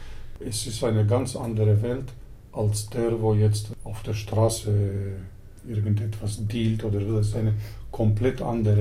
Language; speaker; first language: German; early bilingual, other home language; Turkish